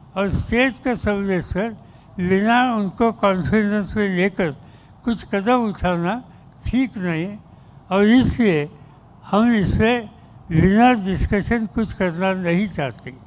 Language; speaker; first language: Hindi; non-native, local second language; Marathi